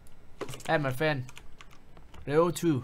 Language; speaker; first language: English; non-native, learner; Thai